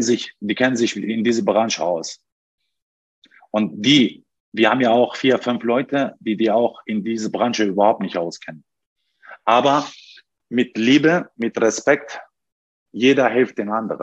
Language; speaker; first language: German; non-native, learner; Turkish